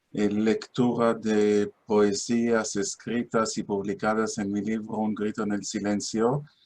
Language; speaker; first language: Spanish; non-native, fluent; Hebrew